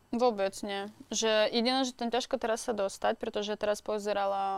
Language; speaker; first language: Slovak; non-native, learner; Russian